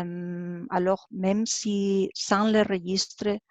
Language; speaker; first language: French; non-native, learner; Spanish